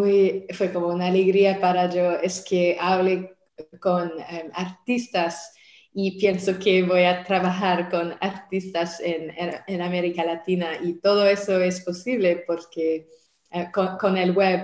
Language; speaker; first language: Spanish; non-native, learner; French